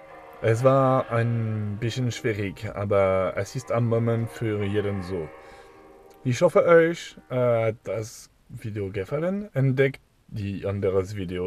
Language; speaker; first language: German; non-native, learner; French